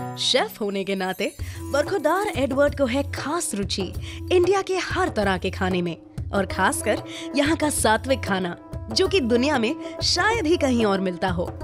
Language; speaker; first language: Hindi; native; Hindi